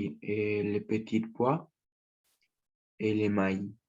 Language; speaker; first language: French; non-native, learner; Spanish